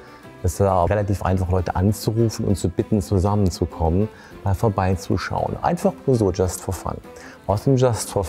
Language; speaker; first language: German; native; German